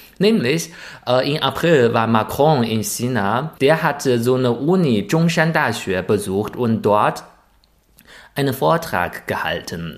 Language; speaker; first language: German; non-native, fluent; Chinese